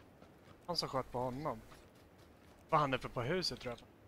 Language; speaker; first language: Swedish; native; Swedish